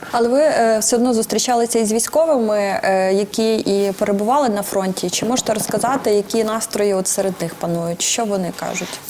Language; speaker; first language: Ukrainian; native; Ukrainian